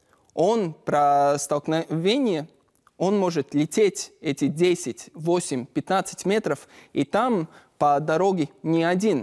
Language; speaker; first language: Russian; non-native, learner; Latvian